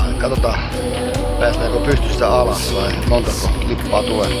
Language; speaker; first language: Finnish; native; Finnish